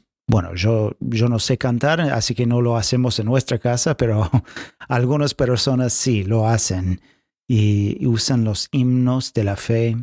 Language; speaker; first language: Spanish; non-native, fluent; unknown